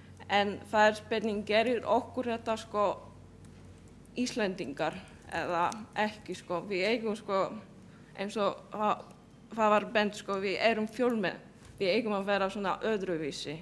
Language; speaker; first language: Icelandic; non-native, fluent; Polish